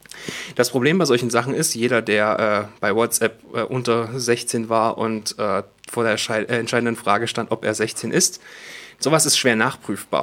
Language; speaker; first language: German; native; German